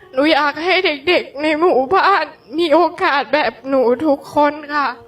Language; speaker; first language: Thai; non-native, local second language; Hmong